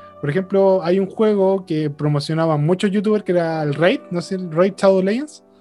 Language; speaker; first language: Spanish; native; Spanish